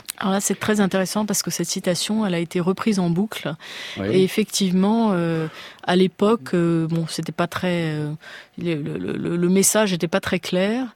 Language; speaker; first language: French; native; French